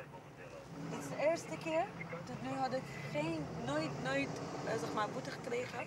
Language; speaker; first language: Dutch; non-native, fluent; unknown